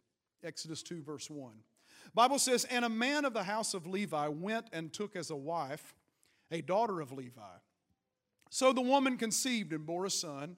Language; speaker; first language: English; native; English